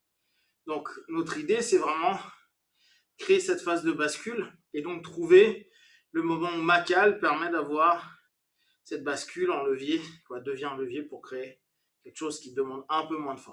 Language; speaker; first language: French; native; French